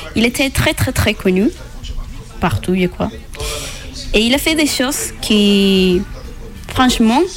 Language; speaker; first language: French; non-native, learner; Spanish